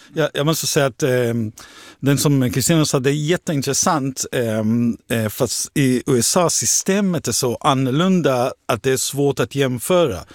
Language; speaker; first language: Swedish; non-native, fluent; Hebrew